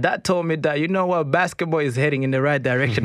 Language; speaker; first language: English; non-native, local second language; Kinyarwanda